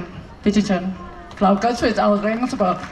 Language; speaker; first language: German; non-native, fluent; Thai